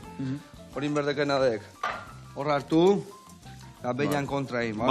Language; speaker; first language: Basque; native; Basque